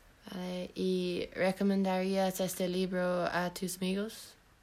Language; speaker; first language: Spanish; non-native, learner; English